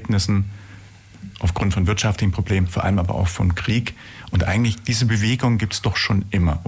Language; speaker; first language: German; native; German